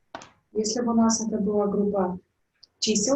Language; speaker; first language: Russian; native; Russian